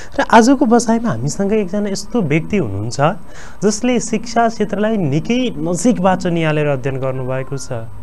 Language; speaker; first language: Nepali; native; Nepali